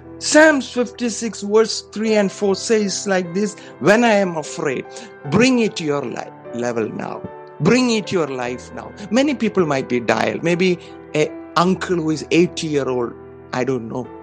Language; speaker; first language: English; non-native, local second language; Malayalam